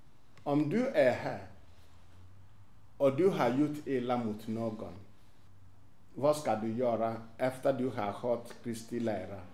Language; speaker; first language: Swedish; non-native, fluent; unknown